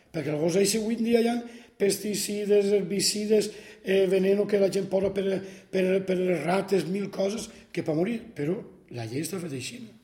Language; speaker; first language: Catalan; native; Catalan